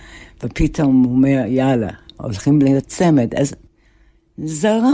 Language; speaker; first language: Hebrew; non-native, fluent; English